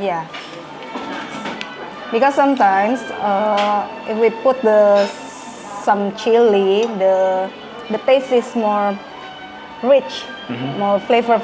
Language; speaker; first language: English; non-native, fluent; Indonesian